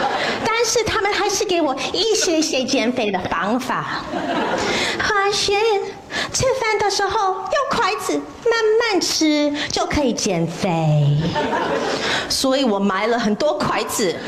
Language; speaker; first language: Chinese; non-native, fluent; English